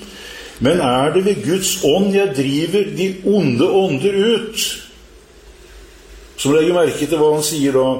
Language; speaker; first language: Norwegian; native; Norwegian